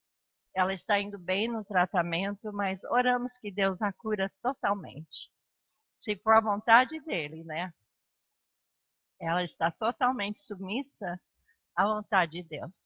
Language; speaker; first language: Portuguese; non-native, fluent; English